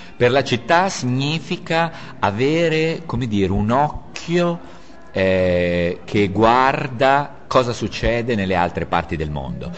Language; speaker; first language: Italian; native; Italian